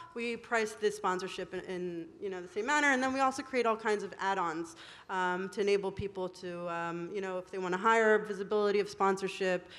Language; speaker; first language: English; non-native, fluent; Hebrew